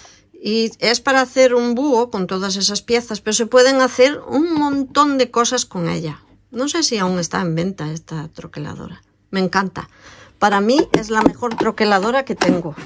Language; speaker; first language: Spanish; native; Spanish